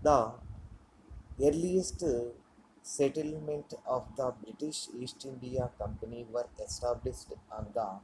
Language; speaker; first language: English; non-native, local second language; Telugu